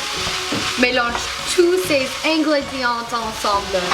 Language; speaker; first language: French; non-native, learner; English